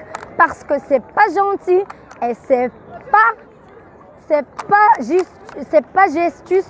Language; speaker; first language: French; non-native, learner; Arabic